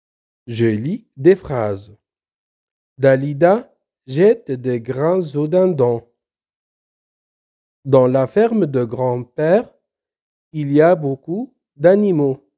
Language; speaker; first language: French; non-native, local second language; Arabic